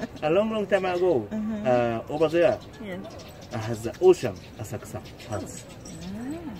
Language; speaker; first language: English; non-native, learner; Japanese